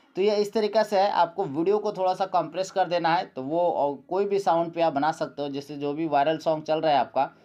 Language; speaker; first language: Hindi; native; Hindi